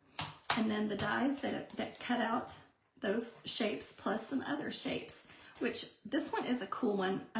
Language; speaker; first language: English; native; English